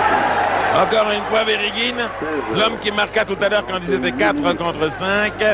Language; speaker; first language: French; native; French